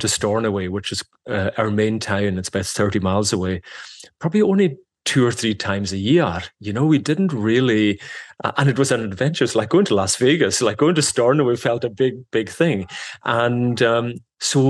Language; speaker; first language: English; non-native, local second language; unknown